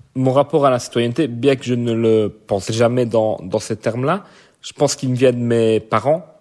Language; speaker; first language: French; native; French